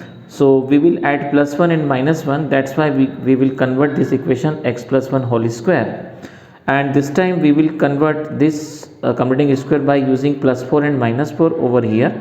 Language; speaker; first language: English; non-native, local second language; Hindi